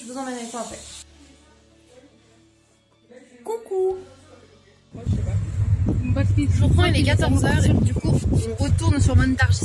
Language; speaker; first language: French; native; French